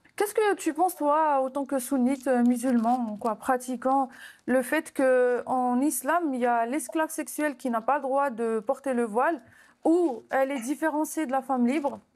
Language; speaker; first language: French; non-native, local second language; Arabic